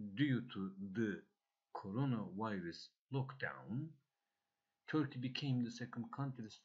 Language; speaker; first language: English; non-native, fluent; Turkish